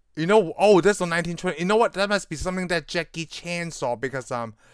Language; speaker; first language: English; non-native, local second language; Cantonese